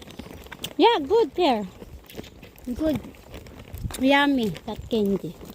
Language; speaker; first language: English; non-native, learner; Filipino